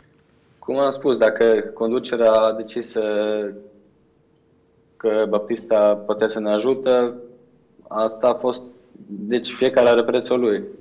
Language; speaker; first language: Romanian; non-native, fluent; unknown